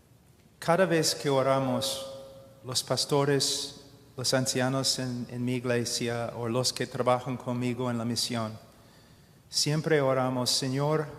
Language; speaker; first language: Spanish; non-native, fluent; English